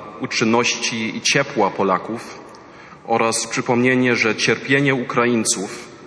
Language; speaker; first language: Polish; non-native, fluent; German